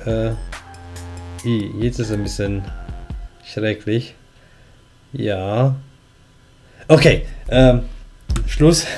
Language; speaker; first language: German; non-native, fluent; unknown